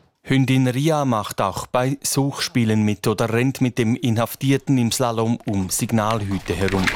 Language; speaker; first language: German; native; German